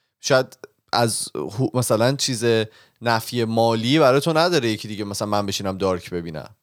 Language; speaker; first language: Persian; native; Persian